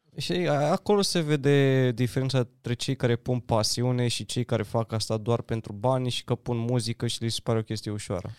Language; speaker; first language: Romanian; native; Romanian